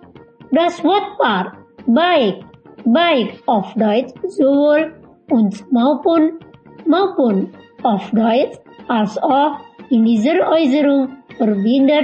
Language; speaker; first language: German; non-native, fluent; Indonesian